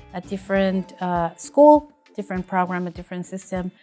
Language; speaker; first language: English; non-native, fluent; Spanish